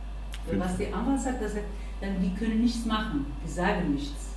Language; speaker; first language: German; non-native, learner; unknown